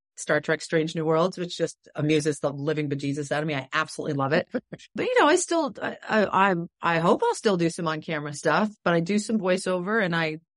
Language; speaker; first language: English; native; English